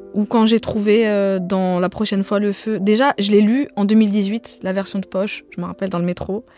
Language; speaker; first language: French; early bilingual, other home language; Arabic